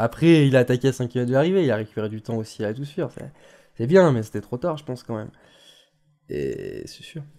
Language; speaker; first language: French; native; French